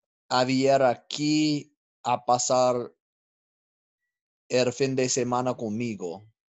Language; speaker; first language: Spanish; non-native, learner; English